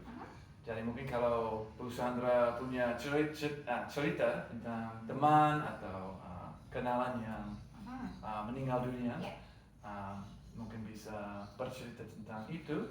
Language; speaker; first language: Indonesian; non-native, learner; English